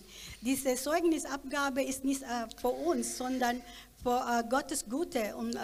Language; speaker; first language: German; non-native, learner; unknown